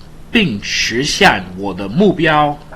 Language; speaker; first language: Chinese; non-native, learner; English